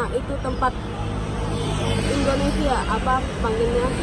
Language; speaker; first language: Indonesian; non-native, learner; Thai